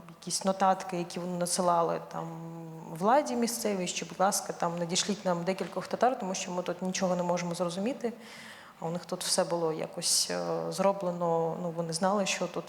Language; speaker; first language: Ukrainian; non-native, local second language; Crimean Tatar